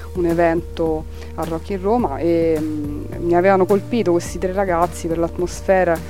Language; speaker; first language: Italian; native; Italian